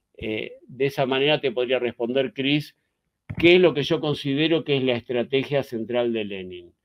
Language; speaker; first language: Spanish; native; Spanish